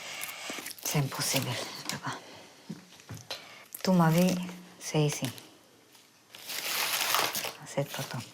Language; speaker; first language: French; non-native, learner; Romanian